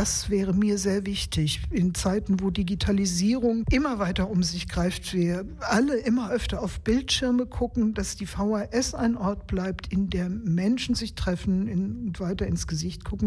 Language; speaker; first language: German; native; German